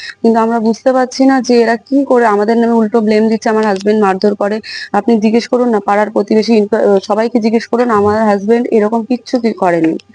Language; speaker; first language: Bangla; native; Bangla